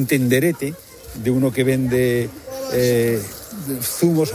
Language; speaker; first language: Spanish; native; Spanish